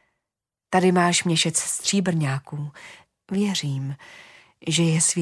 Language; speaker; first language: Czech; native; Czech